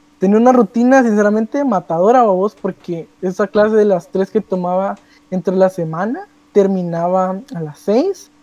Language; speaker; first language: Spanish; native; Spanish